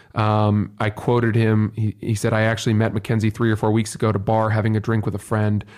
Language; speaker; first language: English; native; English